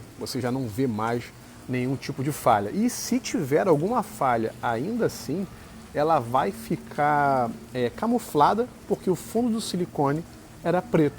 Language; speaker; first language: Portuguese; native; Portuguese